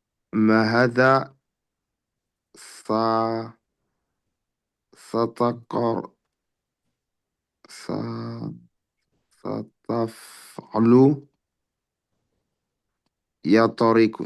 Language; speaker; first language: Arabic; non-native, learner; French